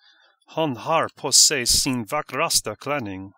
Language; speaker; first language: Swedish; non-native, learner; English